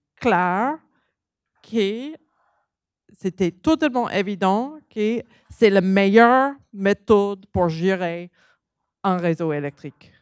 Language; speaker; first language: French; non-native, learner; English